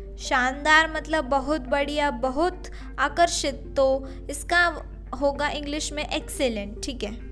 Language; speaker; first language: Hindi; native; Hindi